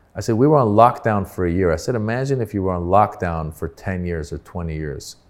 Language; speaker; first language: English; early bilingual, other home language; Persian